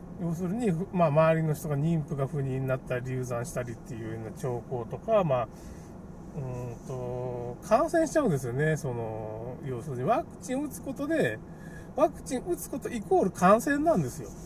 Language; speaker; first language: Japanese; native; Japanese